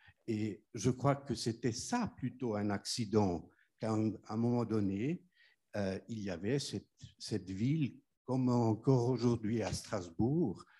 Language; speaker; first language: French; non-native, fluent; German